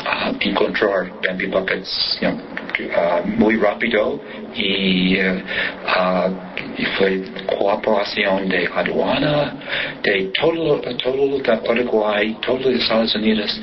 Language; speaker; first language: Spanish; non-native, learner; English